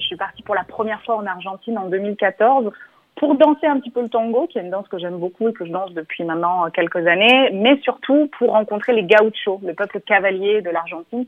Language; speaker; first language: French; native; French